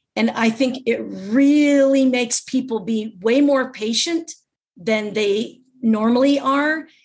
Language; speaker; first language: English; native; English